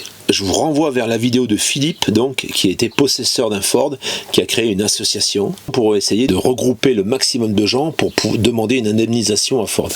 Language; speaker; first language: French; native; French